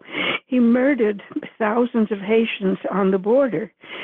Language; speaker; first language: English; early bilingual, other home language; Spanish